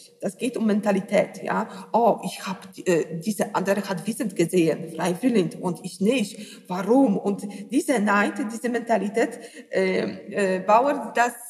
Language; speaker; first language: German; non-native, learner; Polish